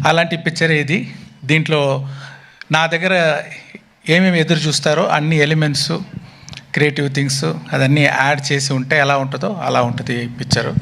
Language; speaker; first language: Telugu; non-native, local second language; Tamil